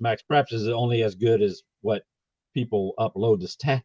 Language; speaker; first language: English; native; English